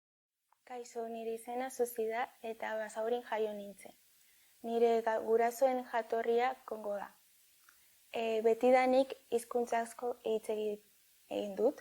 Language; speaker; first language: Basque; non-native, local second language; Spanish